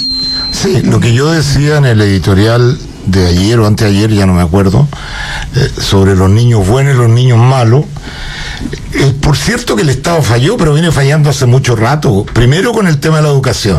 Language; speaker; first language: Spanish; native; Spanish